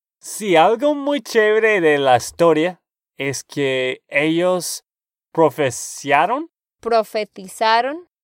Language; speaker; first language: Spanish; non-native, learner; English